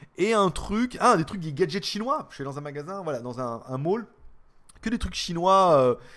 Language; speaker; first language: French; native; French